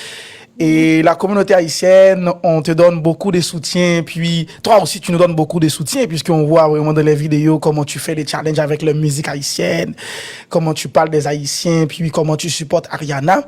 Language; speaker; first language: French; non-native, local second language; Haitian Creole